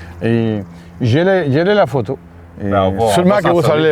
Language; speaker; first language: French; non-native, fluent; Spanish